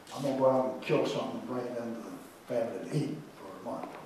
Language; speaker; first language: English; native; English